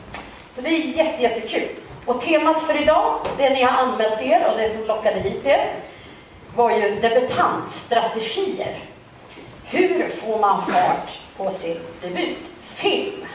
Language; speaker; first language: Swedish; native; Swedish